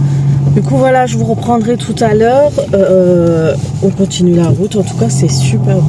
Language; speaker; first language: French; native; French